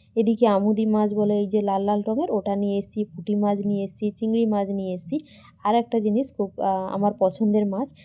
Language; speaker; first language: Bangla; non-native, local second language; Santali